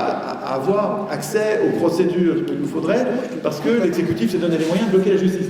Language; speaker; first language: French; native; French